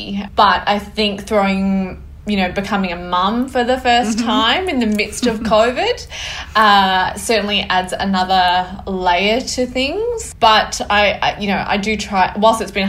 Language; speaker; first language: English; native; English